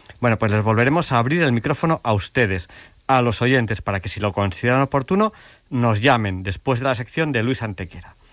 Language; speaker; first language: Spanish; native; Spanish